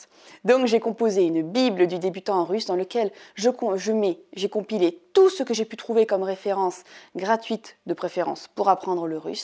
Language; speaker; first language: French; native; French